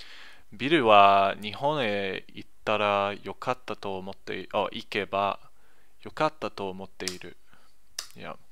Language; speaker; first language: Japanese; non-native, learner; English